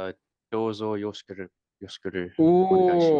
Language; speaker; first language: Japanese; non-native, learner; English